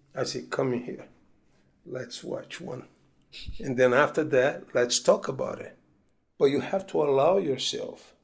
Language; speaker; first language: English; non-native, fluent; Portuguese